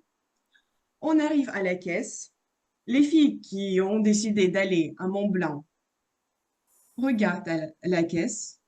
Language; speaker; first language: French; non-native, fluent; Russian